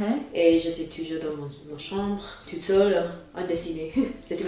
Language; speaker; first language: French; non-native, fluent; English